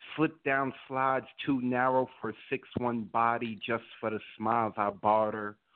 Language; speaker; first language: English; native; English